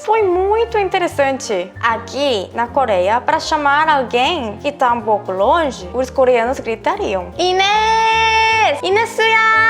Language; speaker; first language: Portuguese; non-native, fluent; Korean